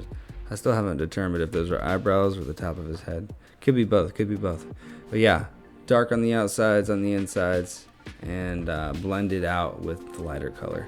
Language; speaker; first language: English; native; English